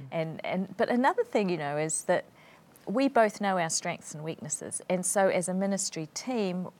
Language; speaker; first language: English; native; English